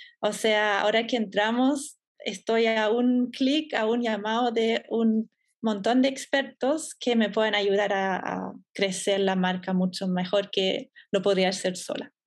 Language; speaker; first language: Spanish; non-native, fluent; German